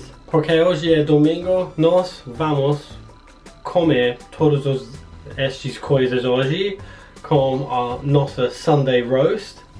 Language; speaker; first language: Portuguese; non-native, learner; English